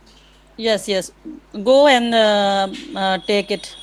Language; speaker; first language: English; non-native, learner; Hindi